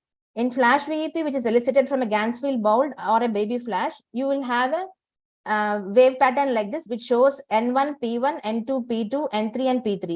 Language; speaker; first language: English; non-native, local second language; Tamil